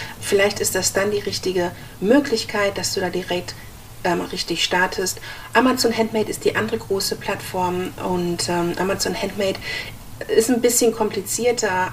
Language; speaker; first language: German; native; German